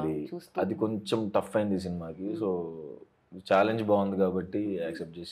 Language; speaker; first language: Telugu; native; Telugu